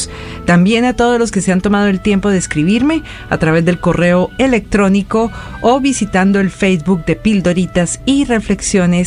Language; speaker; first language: Spanish; native; Spanish